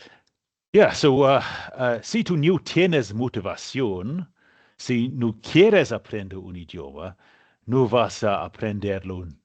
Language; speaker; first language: Spanish; non-native, learner; English